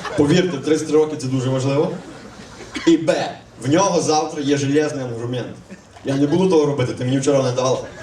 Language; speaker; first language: Ukrainian; native; Ukrainian